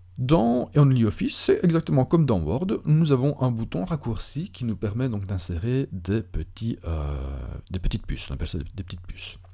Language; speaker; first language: French; native; French